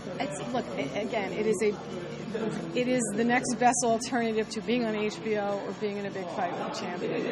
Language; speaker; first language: English; native; English